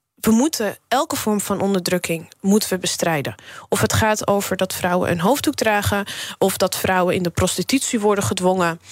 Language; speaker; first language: Dutch; early bilingual, other home language; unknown